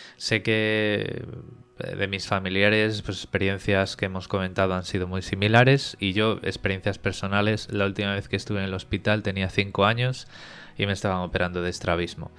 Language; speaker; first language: Spanish; native; Spanish